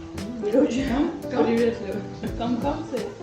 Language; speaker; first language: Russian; native; Russian